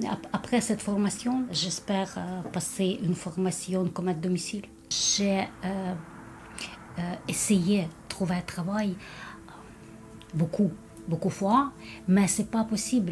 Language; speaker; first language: French; non-native, learner; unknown